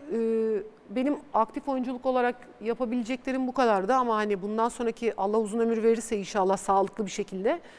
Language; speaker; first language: Turkish; early bilingual, other home language; Bulgarian